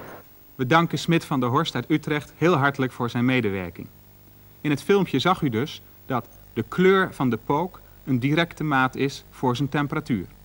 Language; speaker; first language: Dutch; native; Dutch